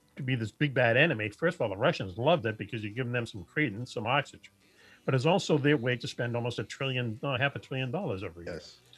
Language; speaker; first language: English; native; English